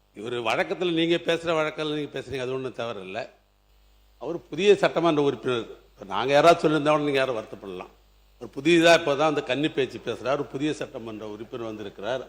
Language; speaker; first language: Tamil; native; Tamil